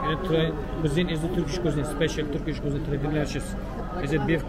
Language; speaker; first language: English; non-native, learner; Turkish